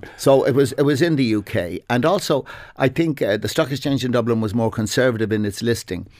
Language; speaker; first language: English; native; English